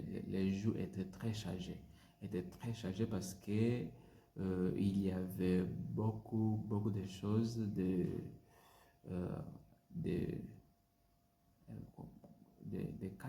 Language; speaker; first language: French; non-native, learner; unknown